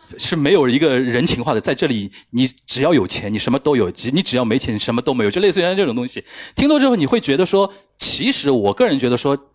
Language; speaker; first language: Chinese; native; Chinese